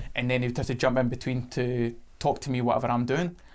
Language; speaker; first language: English; native; English